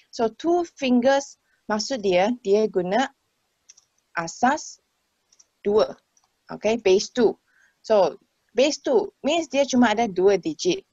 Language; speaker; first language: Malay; non-native, local second language; Chinese